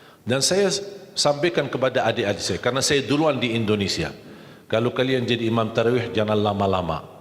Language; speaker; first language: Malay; non-native, fluent; Arabic